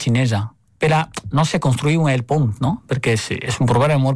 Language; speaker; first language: Catalan; non-native, fluent; Chinese